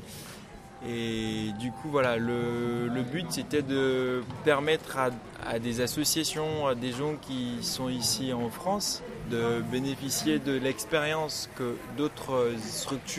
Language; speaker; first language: French; non-native, local second language; Ewe